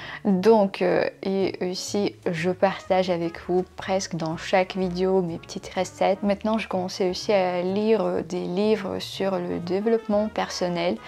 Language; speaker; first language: French; non-native, fluent; Russian